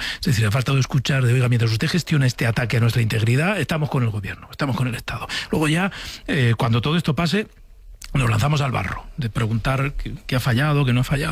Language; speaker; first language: Spanish; native; Spanish